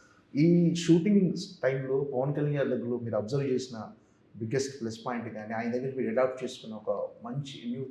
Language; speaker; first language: Telugu; native; Telugu